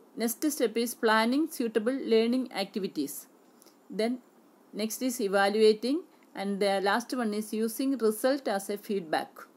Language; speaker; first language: English; non-native, local second language; Malayalam